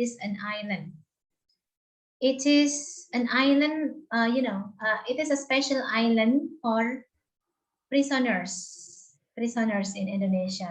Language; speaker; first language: English; non-native, fluent; Indonesian